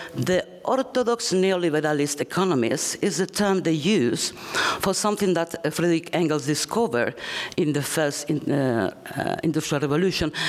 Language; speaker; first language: English; non-native, fluent; Spanish